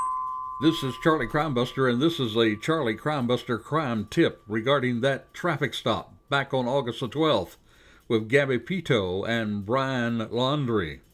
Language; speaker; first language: English; native; English